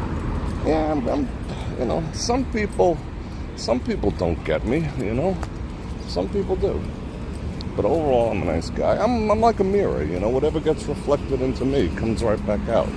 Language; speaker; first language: English; native; English